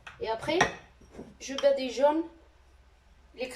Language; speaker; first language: French; non-native, local second language; Arabic